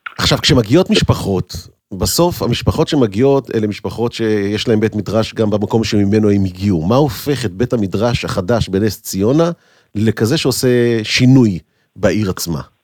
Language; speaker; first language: Hebrew; native; Hebrew